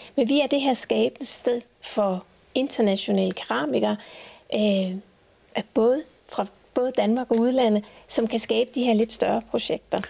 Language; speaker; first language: Danish; native; Danish